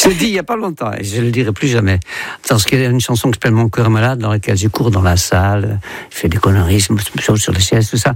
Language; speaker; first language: French; non-native, fluent; Dutch